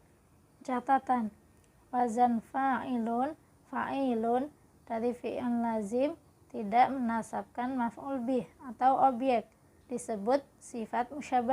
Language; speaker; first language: Indonesian; native; Indonesian